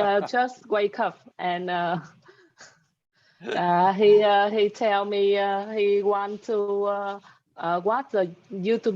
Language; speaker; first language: English; non-native, learner; Vietnamese